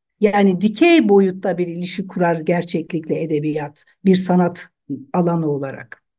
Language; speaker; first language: Turkish; non-native, local second language; Zaza